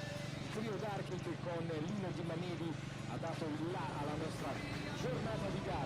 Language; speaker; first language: Italian; native; Italian